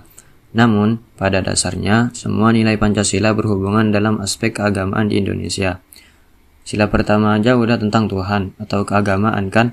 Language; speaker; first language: Indonesian; native; Indonesian